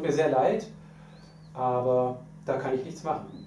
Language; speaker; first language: German; native; German